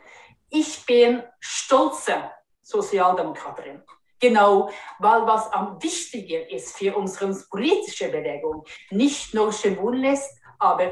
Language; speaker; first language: German; non-native, fluent; Norwegian